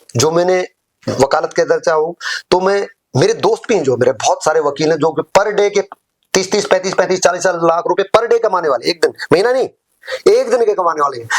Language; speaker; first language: Hindi; native; Hindi